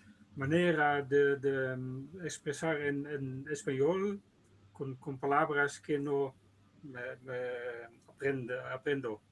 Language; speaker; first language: Spanish; non-native, learner; Dutch